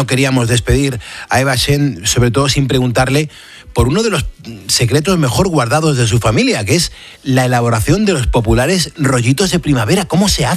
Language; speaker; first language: Spanish; native; Spanish